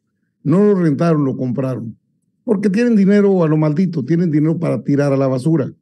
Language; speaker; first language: Spanish; native; Spanish